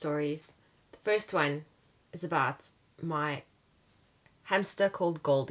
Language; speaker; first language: English; native; English